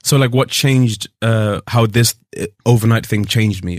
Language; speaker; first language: English; early bilingual, other home language; Shona